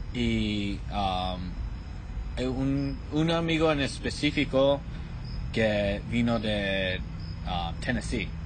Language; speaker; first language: Spanish; non-native, fluent; English